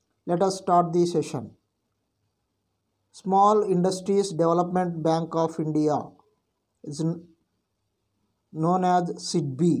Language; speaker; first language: English; non-native, local second language; Telugu